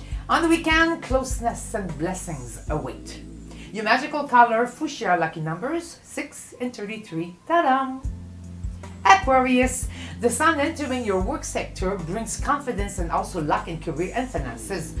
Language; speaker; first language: English; non-native, fluent; French